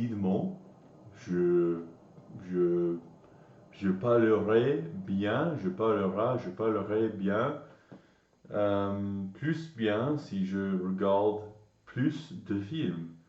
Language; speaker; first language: French; non-native, learner; English